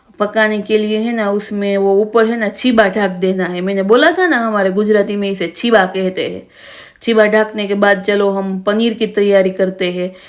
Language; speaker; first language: Hindi; non-native, local second language; Gujarati